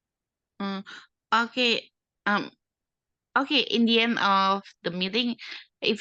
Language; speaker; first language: English; non-native, learner; Indonesian